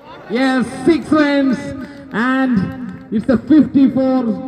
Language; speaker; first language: English; non-native, local second language; Malayalam